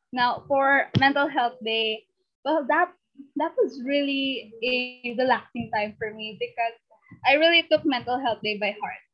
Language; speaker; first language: English; non-native, local second language; Filipino